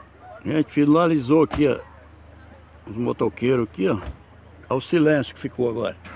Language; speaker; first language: Portuguese; native; Portuguese